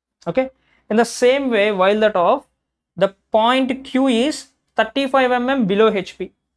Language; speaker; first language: English; non-native, local second language; Telugu